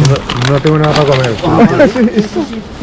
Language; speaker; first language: Spanish; non-native, fluent; Filipino